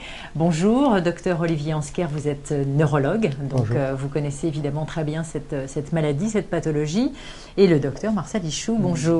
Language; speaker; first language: French; native; French